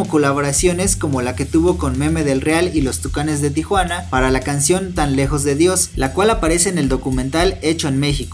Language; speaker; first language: Spanish; native; Spanish